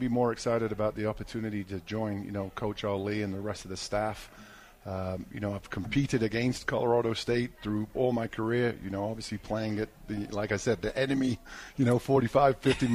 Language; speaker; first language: English; native; English